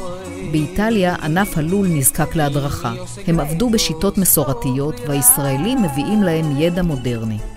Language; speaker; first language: Hebrew; native; Hebrew